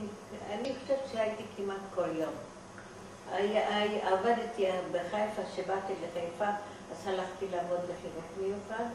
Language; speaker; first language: Hebrew; non-native, fluent; German